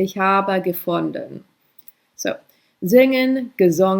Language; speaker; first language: German; non-native, fluent; English